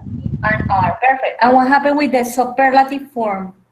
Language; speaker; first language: English; non-native, fluent; Spanish